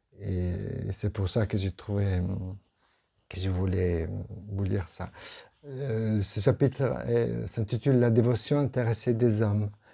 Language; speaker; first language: French; non-native, fluent; Italian